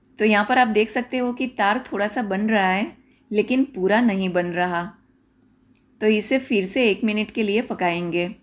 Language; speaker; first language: Hindi; non-native, local second language; Gujarati